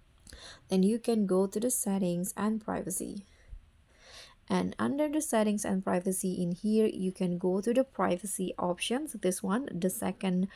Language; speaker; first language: English; non-native, fluent; Indonesian